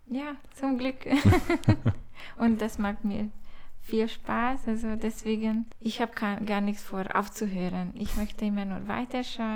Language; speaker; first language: German; non-native, learner; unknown